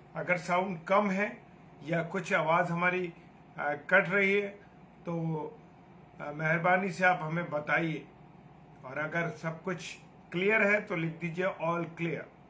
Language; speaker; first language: Hindi; native; Hindi